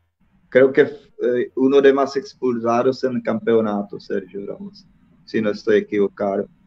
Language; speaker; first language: Spanish; non-native, fluent; Czech